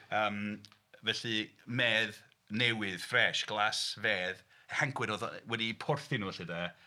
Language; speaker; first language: Welsh; non-native, fluent; English